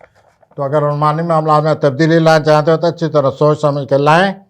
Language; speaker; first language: Urdu; native; Urdu